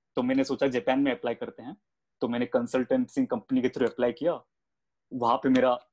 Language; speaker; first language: Hindi; native; Hindi